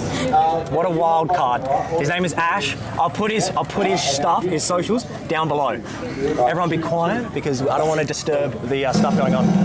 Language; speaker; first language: English; native; English